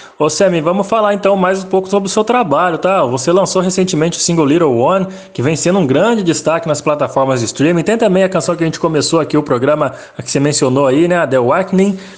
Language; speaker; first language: Portuguese; native; Portuguese